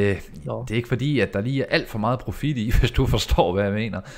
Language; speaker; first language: Danish; native; Danish